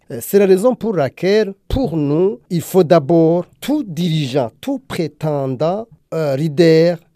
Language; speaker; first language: French; non-native, local second language; Rundi